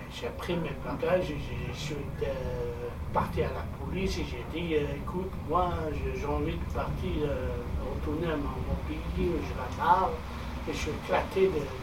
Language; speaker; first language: French; non-native, fluent; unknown